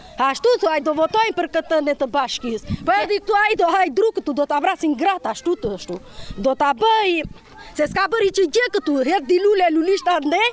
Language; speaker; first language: Albanian; non-native, local second language; Romany